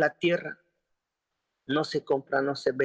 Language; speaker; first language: Spanish; non-native, local second language; Quechua